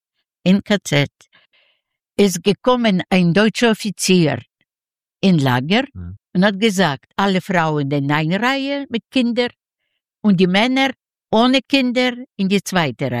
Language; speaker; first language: German; non-native, learner; Yiddish